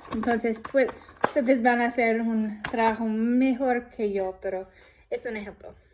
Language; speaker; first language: Spanish; non-native, learner; English